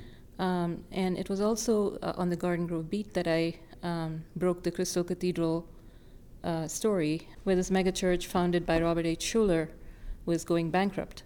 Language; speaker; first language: English; non-native, local second language; Tamil